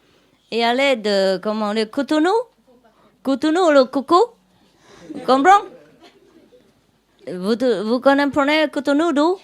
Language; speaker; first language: French; non-native, learner; Vietnamese